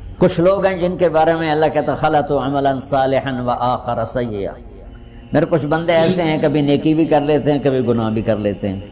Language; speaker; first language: Urdu; non-native, local second language; Punjabi